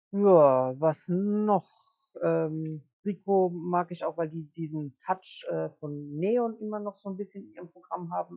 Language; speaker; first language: German; native; German